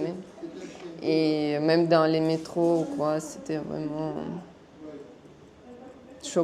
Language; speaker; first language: French; non-native, fluent; Russian